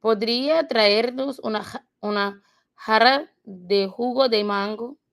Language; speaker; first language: Spanish; non-native, learner; English